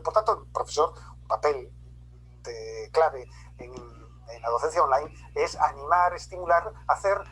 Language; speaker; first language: Spanish; native; Spanish